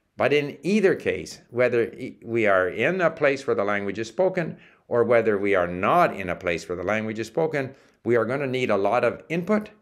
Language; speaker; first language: English; early bilingual, other home language; Czech